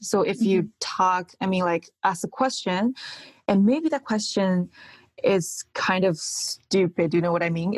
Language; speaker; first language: English; non-native, fluent; Chinese